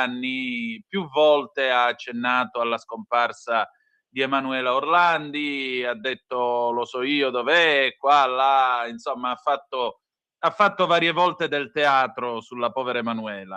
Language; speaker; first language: Italian; native; Italian